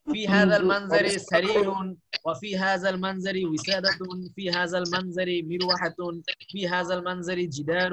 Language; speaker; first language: Arabic; non-native, fluent; Bangla